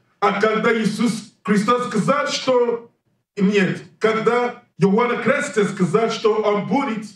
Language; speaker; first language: Russian; non-native, learner; English